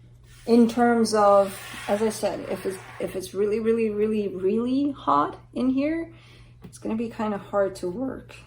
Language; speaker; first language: English; native; English